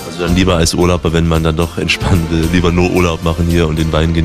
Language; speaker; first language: German; native; German